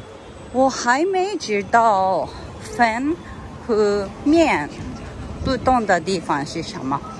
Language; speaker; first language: Chinese; non-native, learner; Japanese